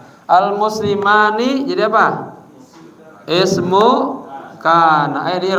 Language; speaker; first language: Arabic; non-native, fluent; Indonesian